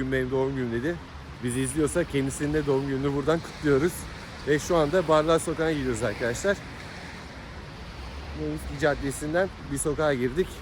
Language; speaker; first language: Turkish; native; Turkish